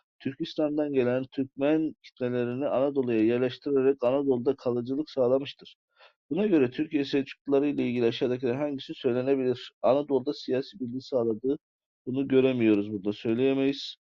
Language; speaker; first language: Turkish; native; Turkish